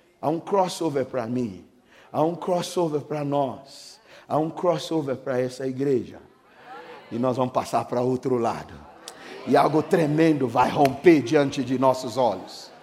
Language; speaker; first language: Portuguese; non-native, fluent; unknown